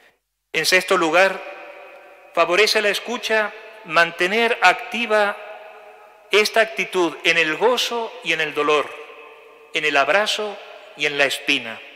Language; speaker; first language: Spanish; native; Spanish